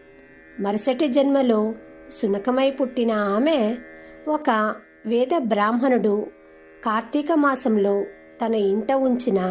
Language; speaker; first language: Telugu; native; Telugu